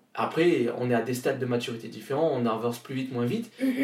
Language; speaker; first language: French; native; French